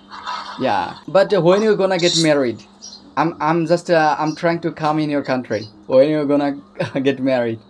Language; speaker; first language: English; non-native, learner; Bangla